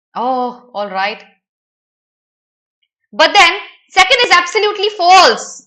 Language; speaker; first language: English; non-native, local second language; Hindi